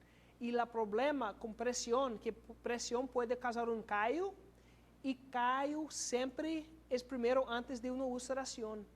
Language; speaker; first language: Spanish; non-native, learner; English